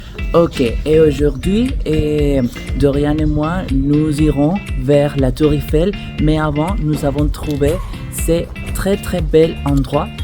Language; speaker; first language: French; non-native, learner; Spanish